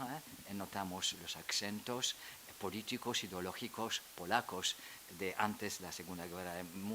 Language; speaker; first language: Spanish; non-native, fluent; Polish